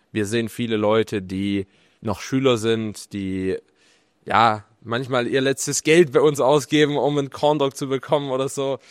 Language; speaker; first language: German; native; German